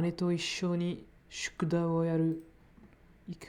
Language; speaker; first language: Japanese; non-native, learner; English